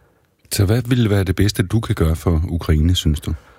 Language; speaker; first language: Danish; native; Danish